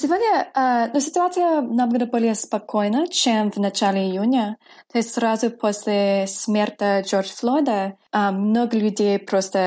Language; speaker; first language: Russian; non-native, fluent; English